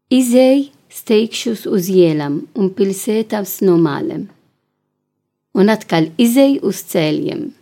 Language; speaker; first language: Latvian; non-native, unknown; Maltese